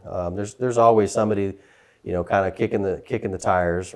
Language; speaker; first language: English; native; English